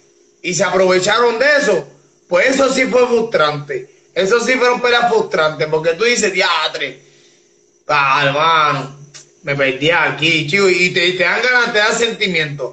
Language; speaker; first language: Spanish; native; Spanish